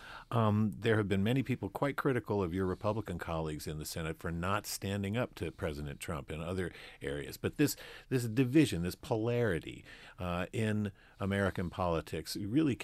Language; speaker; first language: English; native; English